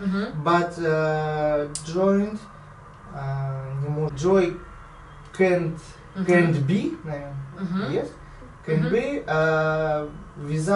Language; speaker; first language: English; non-native, learner; Russian